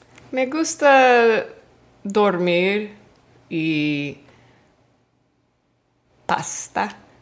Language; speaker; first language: Spanish; non-native, learner; English